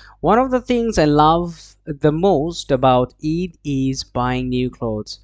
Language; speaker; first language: English; non-native, local second language; Bangla